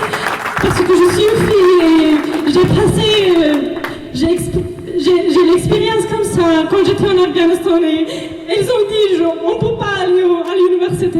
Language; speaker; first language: French; non-native, learner; Persian